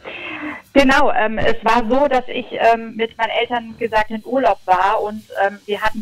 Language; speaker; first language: German; native; German